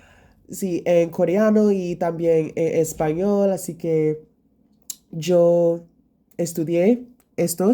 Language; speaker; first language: Spanish; non-native, learner; English